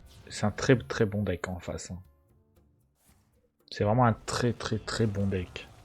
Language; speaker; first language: French; native; French